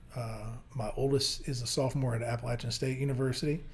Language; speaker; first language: English; native; English